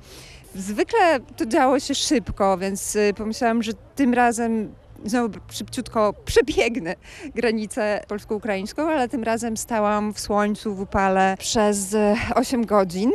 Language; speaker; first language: Polish; non-native, fluent; Ukrainian